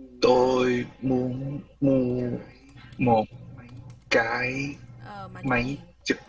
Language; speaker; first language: Vietnamese; non-native, learner; Chinese